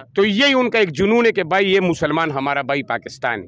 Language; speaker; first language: Urdu; native; Urdu